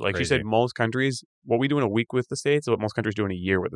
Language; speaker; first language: English; native; English